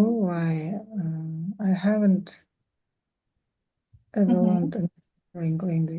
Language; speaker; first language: English; non-native, learner; Russian